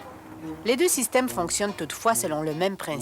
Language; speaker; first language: French; native; French